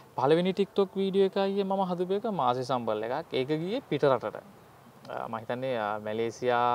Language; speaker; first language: Sinhala; native; Sinhala